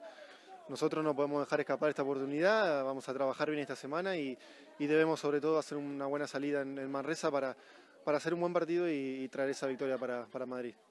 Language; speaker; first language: Spanish; native; Spanish